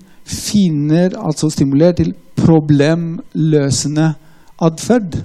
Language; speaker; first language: Norwegian; non-native, fluent; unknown